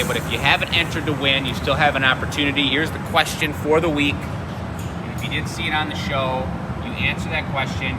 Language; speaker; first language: English; native; English